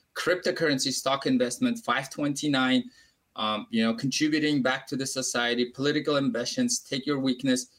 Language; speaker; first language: English; non-native, fluent; Uzbek